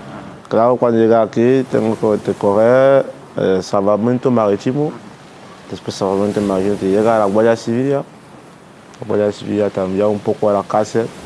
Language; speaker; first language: Spanish; non-native, learner; Arabic